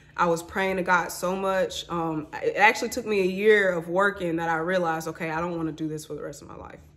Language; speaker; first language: English; native; English